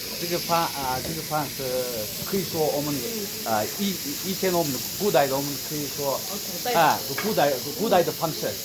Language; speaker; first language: Chinese; non-native, learner; Kyrgyz